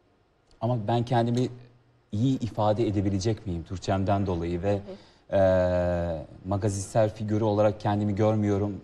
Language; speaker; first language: Turkish; non-native, fluent; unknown